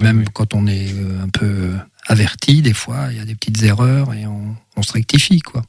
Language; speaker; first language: French; native; French